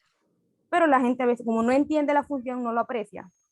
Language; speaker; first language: Spanish; native; Spanish